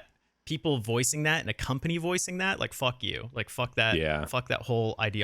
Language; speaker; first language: English; native; English